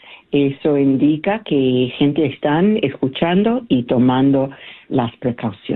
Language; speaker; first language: Spanish; early bilingual, heritage; Spanish